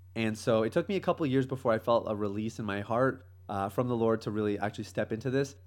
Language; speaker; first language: English; native; English